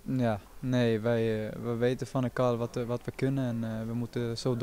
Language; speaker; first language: Dutch; non-native, fluent; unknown